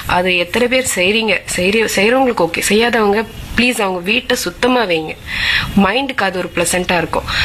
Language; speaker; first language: Tamil; non-native, local second language; Malayalam